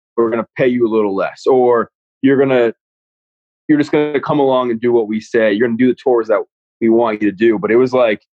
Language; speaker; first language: English; native; English